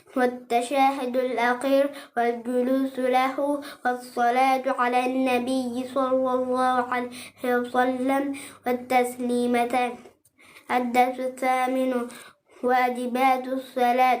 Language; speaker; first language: Arabic; non-native, learner; Oromo